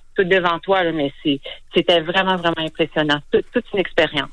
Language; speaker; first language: French; native; French